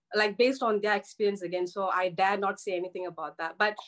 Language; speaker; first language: English; non-native, local second language; Telugu